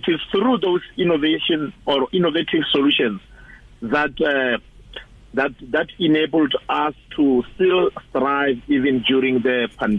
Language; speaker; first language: English; non-native, local second language; Northern Sotho